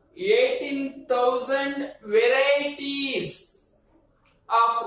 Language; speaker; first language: English; non-native, local second language; Kannada